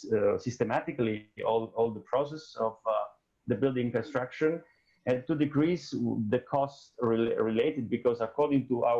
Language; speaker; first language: English; non-native, fluent; Italian